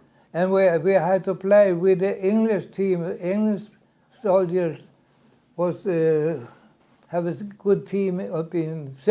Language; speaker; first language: English; non-native, learner; Swedish